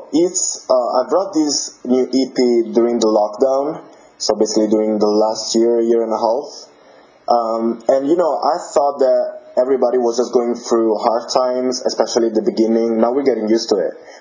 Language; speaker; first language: English; non-native, fluent; Italian